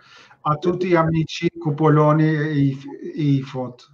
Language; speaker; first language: Italian; non-native, learner; Turkish